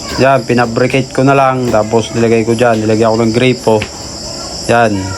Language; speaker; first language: Filipino; native; Filipino